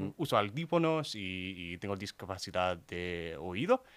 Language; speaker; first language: Spanish; non-native, learner; English